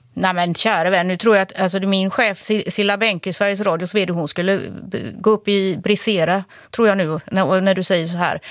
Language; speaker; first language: Swedish; native; Swedish